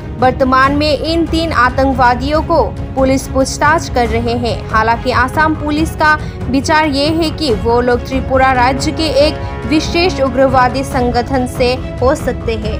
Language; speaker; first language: Hindi; non-native, local second language; Bangla